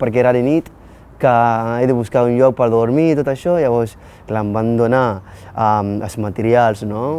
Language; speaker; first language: Catalan; non-native, fluent; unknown